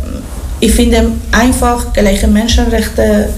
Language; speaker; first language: German; non-native, learner; Persian